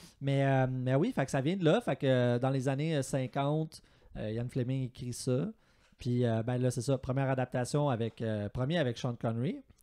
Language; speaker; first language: French; native; French